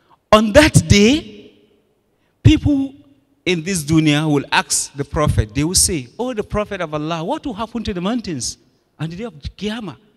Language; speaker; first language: English; non-native, local second language; Hausa